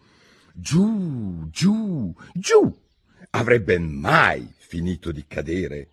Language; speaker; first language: Italian; native; Italian